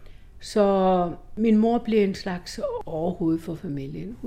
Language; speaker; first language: Danish; non-native, fluent; Greek